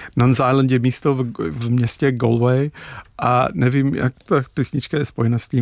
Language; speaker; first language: Czech; non-native, fluent; English